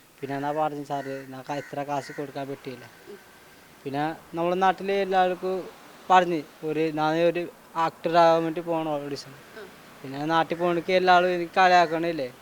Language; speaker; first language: Malayalam; non-native, learner; Odia